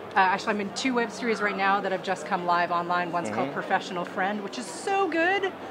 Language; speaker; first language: English; native; English